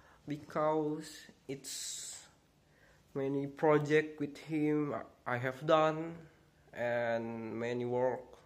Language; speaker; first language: English; non-native, learner; Indonesian